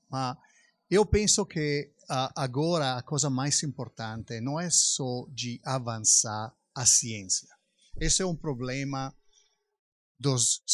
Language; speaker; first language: Portuguese; non-native, fluent; Italian